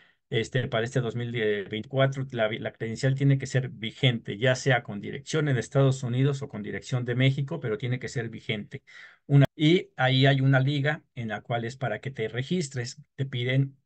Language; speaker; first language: Spanish; native; Spanish